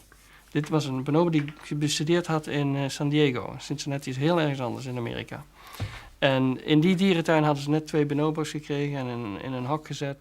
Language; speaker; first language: Dutch; native; Dutch